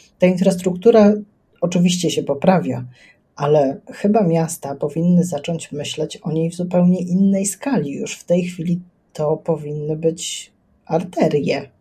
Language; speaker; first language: Polish; native; Polish